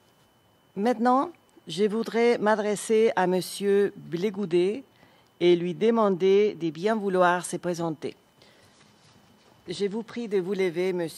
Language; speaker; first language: French; non-native, fluent; Spanish